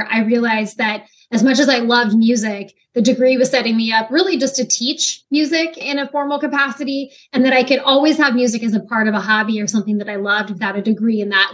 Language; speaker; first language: English; native; English